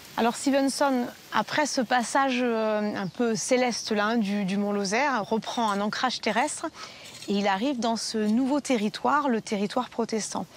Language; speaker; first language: French; native; French